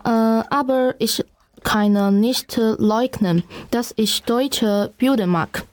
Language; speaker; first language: German; non-native, learner; Chinese